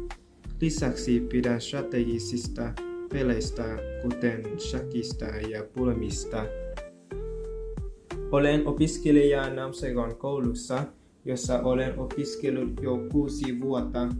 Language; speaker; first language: Finnish; non-native, fluent; Vietnamese